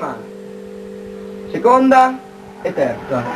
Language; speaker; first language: Italian; native; Italian